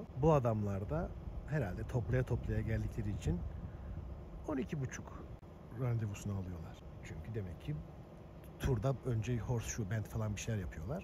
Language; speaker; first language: Turkish; native; Turkish